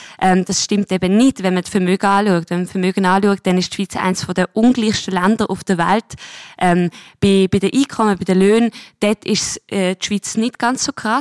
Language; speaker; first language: German; native; German